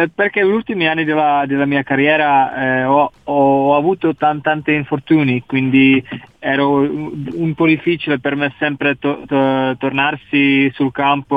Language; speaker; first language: Italian; non-native, learner; Czech